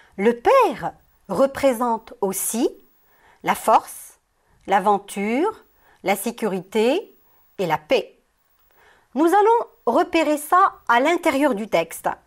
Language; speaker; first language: French; non-native, local second language; Arabic